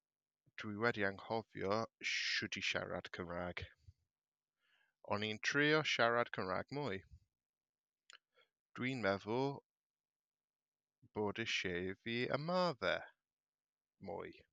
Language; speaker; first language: Welsh; non-native, learner; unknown